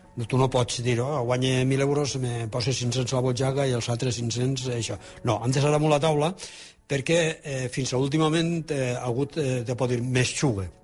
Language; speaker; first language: Catalan; native; Catalan